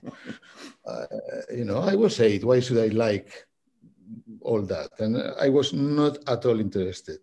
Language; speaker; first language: English; non-native, fluent; Spanish